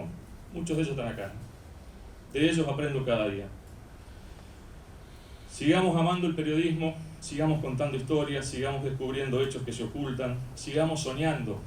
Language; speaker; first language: Spanish; native; Spanish